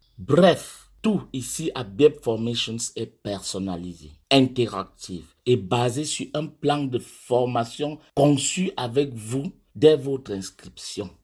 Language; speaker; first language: French; non-native, local second language; English